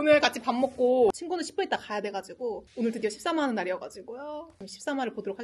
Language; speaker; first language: Korean; native; Korean